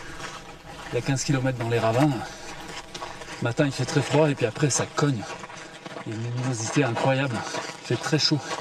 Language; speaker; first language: French; native; French